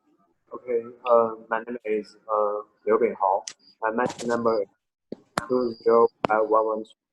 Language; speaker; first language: English; non-native, learner; Chinese